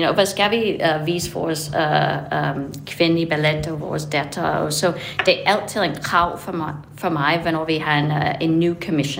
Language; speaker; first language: Danish; non-native, fluent; English